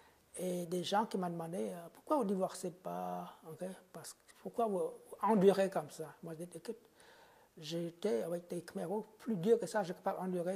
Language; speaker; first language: French; non-native, fluent; Khmer